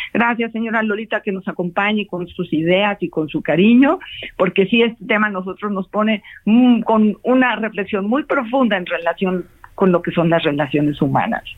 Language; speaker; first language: Spanish; native; Spanish